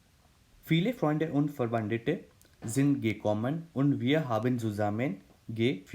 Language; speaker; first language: German; non-native, fluent; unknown